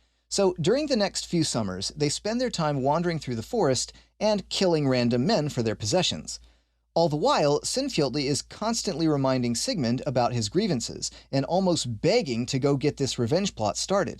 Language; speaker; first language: English; native; English